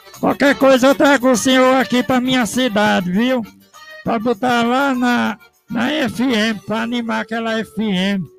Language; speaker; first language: Portuguese; native; Portuguese